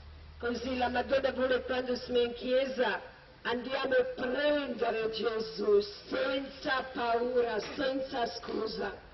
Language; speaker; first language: Italian; non-native, learner; Croatian